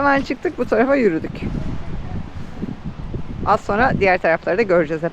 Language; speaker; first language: Turkish; native; Turkish